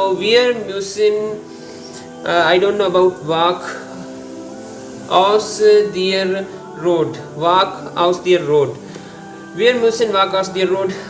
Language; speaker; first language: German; non-native, learner; Urdu